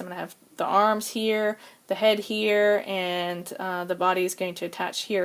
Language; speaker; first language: English; native; English